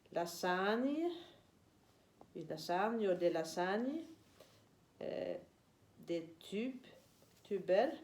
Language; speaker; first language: French; non-native, learner; Swedish